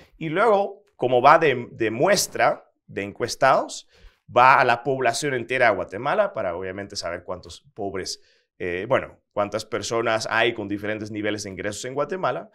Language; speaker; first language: Spanish; non-native, fluent; Dutch